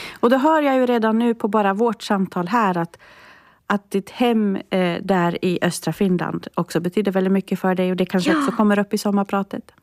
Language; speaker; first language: Swedish; native; Swedish